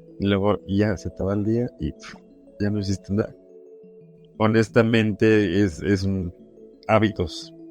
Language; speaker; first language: Spanish; early bilingual, heritage; Spanish